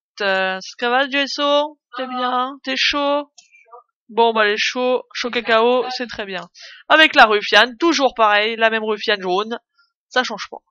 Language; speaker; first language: French; native; French